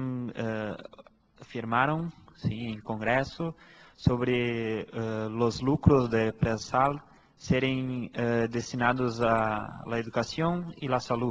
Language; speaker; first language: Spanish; non-native, fluent; Portuguese